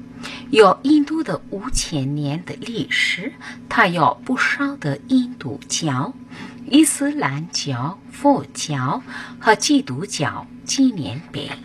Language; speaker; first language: Chinese; non-native, learner; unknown